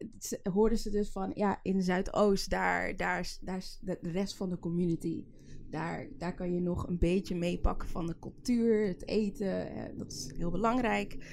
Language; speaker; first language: Dutch; early bilingual, other home language; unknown